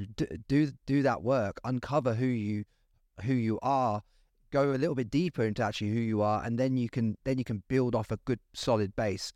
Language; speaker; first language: English; native; English